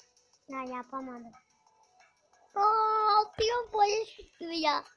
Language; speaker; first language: Turkish; native; Turkish